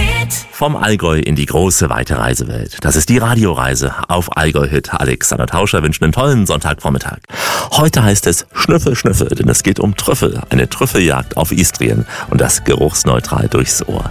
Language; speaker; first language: German; native; German